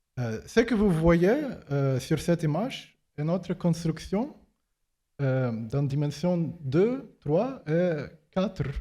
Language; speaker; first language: French; non-native, fluent; Ukrainian